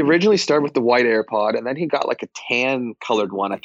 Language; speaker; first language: English; native; English